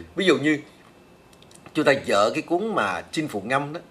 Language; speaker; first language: Vietnamese; native; Vietnamese